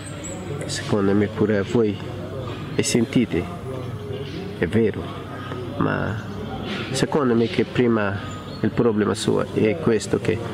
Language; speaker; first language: Italian; non-native, learner; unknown